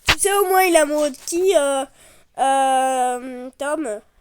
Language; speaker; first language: French; native; French